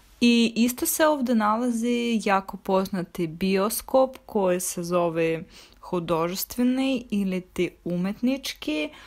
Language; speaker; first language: Bosnian; non-native, fluent; Russian